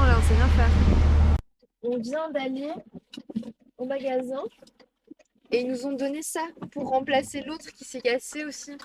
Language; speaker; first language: French; native; French